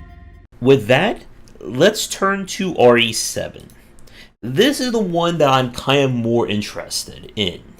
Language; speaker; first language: English; native; English